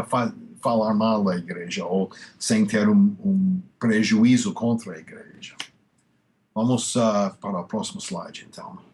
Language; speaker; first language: Portuguese; non-native, fluent; English